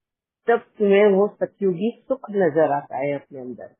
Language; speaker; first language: Hindi; native; Hindi